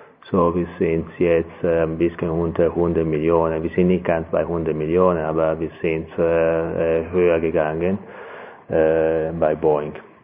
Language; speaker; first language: German; non-native, fluent; Italian